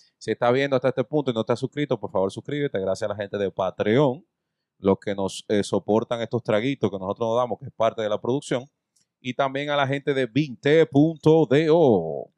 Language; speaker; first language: Spanish; native; Spanish